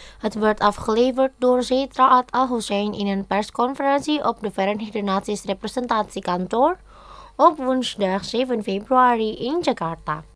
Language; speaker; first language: Dutch; non-native, fluent; Indonesian